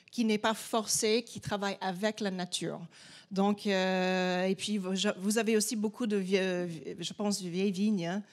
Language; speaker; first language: French; non-native, fluent; English